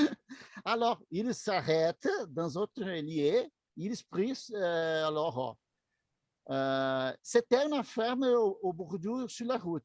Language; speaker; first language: French; non-native, learner; Portuguese